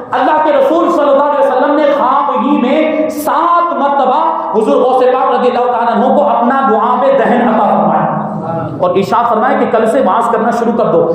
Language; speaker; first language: Urdu; native; Urdu